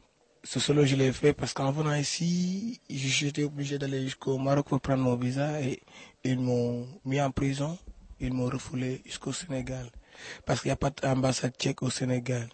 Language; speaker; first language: French; non-native, local second language; Wolof